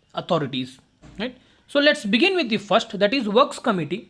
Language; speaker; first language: English; non-native, local second language; Kannada